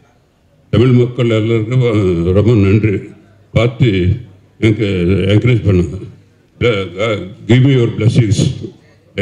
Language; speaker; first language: Tamil; non-native, learner; Telugu